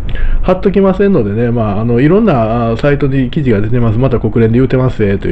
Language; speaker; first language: Japanese; native; Japanese